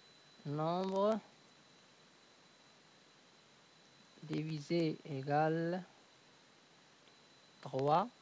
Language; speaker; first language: French; native; French